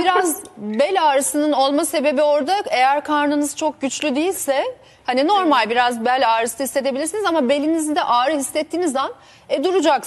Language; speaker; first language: Turkish; native; Turkish